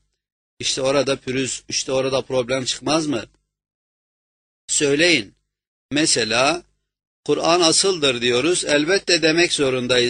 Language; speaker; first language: Turkish; native; Turkish